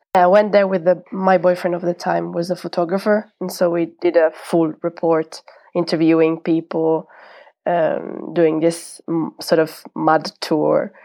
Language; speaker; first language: English; non-native, fluent; Italian